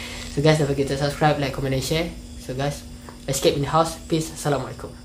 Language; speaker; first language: English; non-native, local second language; Malay